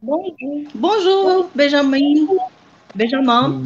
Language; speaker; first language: French; non-native, learner; Portuguese